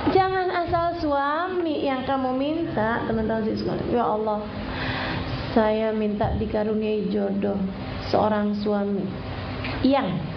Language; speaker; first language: Indonesian; native; Indonesian